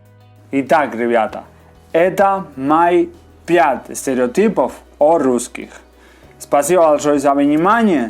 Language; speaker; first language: Russian; non-native, learner; Spanish